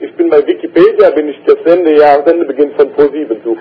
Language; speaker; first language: German; native; German